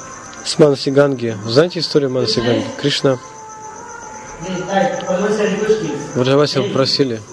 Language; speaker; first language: Russian; non-native, fluent; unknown